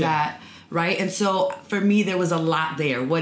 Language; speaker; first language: English; native; English